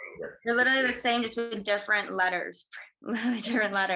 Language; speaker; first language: English; native; English